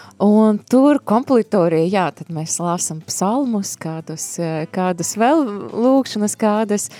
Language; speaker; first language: Latvian; non-native, fluent; Russian